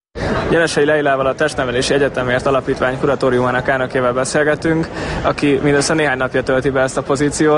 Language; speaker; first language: Hungarian; native; Hungarian